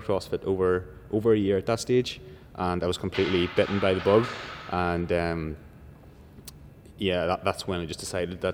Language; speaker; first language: English; native; English